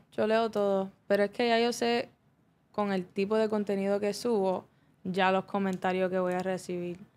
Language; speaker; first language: Spanish; early bilingual, heritage; Spanish